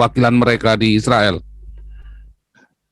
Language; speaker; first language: Indonesian; native; Indonesian